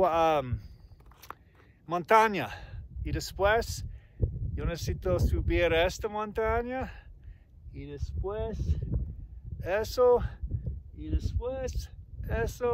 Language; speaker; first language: Spanish; non-native, learner; English